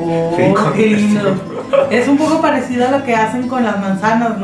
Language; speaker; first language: Spanish; non-native, local second language; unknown